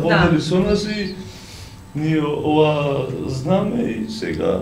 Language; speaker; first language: Macedonian; non-native, learner; Georgian